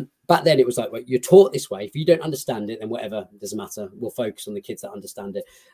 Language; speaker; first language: English; native; English